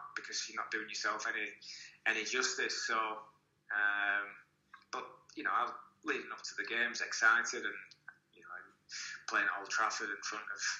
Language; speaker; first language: English; native; English